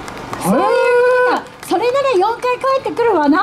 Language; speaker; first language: Japanese; native; Japanese